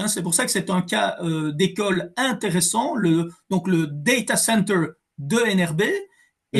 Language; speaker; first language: French; native; French